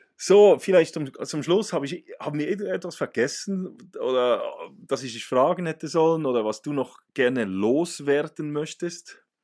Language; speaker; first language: German; native; German